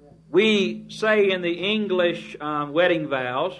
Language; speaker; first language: English; native; English